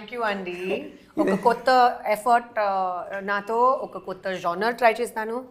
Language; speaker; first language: Telugu; non-native, learner; Hindi